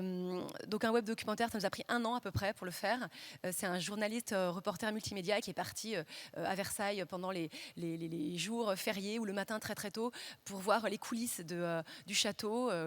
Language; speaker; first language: French; native; French